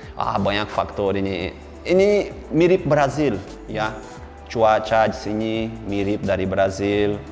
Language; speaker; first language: Indonesian; non-native, fluent; Portuguese